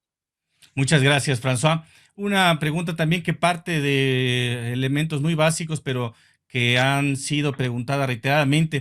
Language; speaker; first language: Spanish; native; Spanish